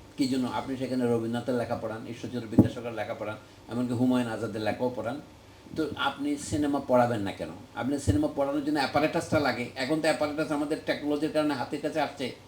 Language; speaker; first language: Bangla; native; Bangla